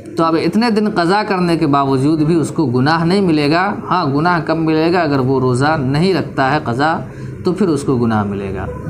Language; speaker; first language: Urdu; native; Urdu